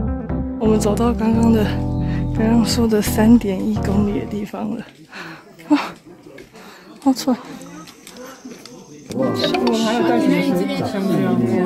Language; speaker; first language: Chinese; native; Chinese